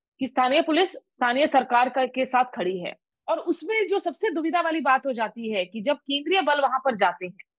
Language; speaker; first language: Hindi; native; Hindi